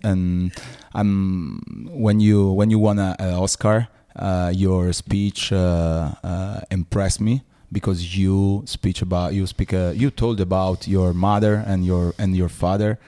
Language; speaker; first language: English; non-native, learner; Italian